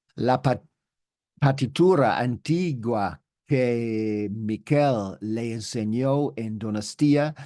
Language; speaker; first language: Spanish; non-native, learner; English